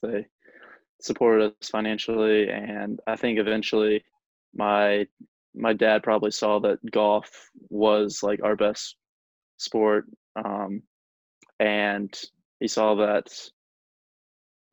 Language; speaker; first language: English; native; English